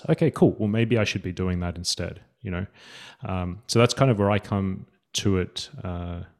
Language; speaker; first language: English; native; English